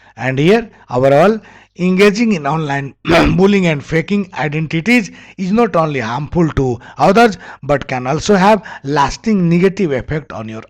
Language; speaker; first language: English; non-native, local second language; Nepali